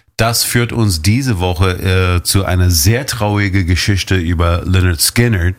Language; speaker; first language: German; non-native, fluent; English